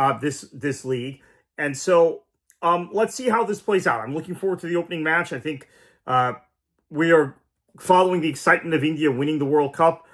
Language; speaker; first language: English; native; English